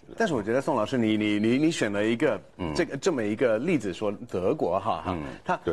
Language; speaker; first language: Chinese; non-native, fluent; English